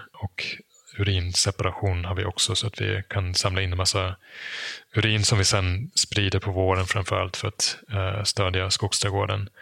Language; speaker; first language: Swedish; non-native, fluent; German